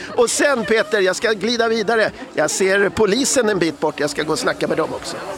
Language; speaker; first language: Swedish; native; Swedish